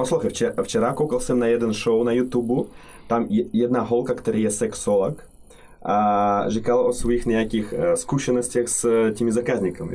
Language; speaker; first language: Czech; non-native, learner; Russian